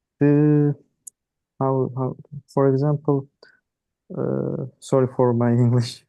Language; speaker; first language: English; non-native, learner; Turkish